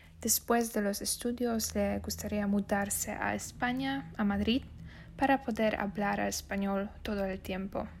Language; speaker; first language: Spanish; non-native, learner; Polish